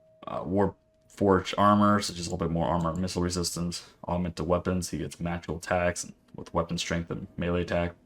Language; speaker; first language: English; native; English